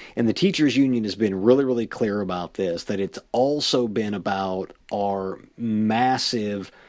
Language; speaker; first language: English; native; English